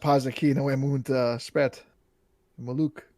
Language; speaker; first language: Portuguese; early bilingual, heritage; English